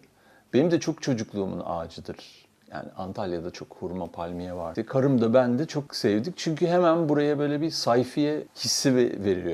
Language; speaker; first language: Turkish; native; Turkish